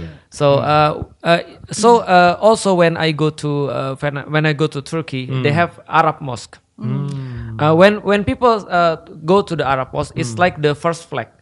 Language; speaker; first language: English; non-native, fluent; Indonesian